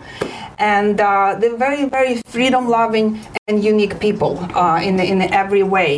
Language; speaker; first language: English; non-native, fluent; Ukrainian